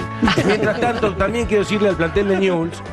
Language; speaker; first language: Spanish; native; Spanish